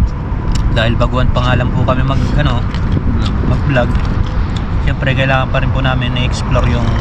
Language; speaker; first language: Filipino; native; Filipino